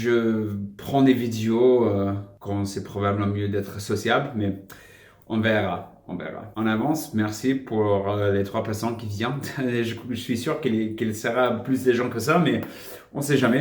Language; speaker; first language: French; non-native, fluent; English